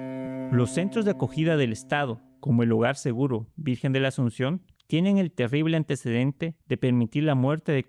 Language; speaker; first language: Spanish; native; Spanish